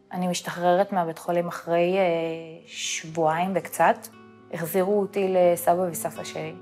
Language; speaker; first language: Hebrew; early bilingual, other home language; Russian